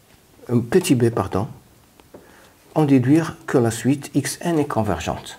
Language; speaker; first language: French; non-native, local second language; Arabic